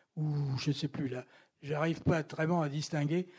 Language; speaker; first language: French; native; French